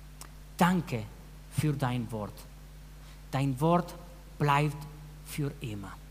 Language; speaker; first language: German; non-native, fluent; Spanish